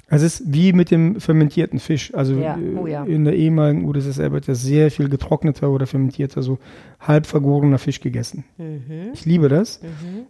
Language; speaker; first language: German; early bilingual, other home language; Russian